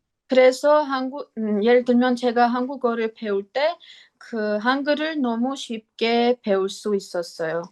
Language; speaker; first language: Korean; non-native, learner; Armenian